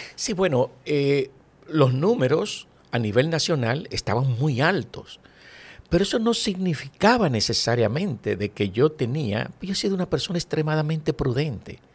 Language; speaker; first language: Spanish; native; Spanish